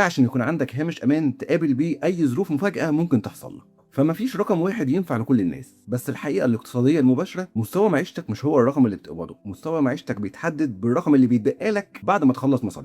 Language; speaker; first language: Arabic; native; Arabic